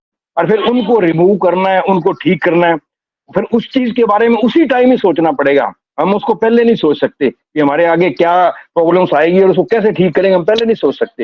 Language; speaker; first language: Hindi; native; Hindi